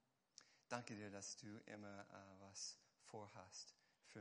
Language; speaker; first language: German; non-native, fluent; Hungarian